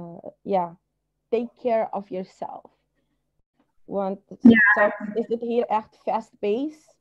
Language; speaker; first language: Dutch; non-native, local second language; Papiamento